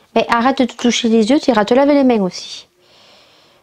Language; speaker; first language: French; native; French